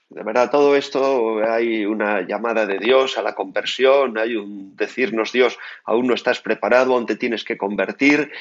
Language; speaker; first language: Spanish; native; Spanish